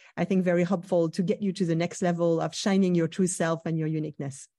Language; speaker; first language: English; non-native, fluent; French